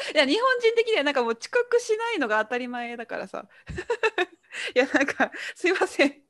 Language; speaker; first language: Japanese; native; Japanese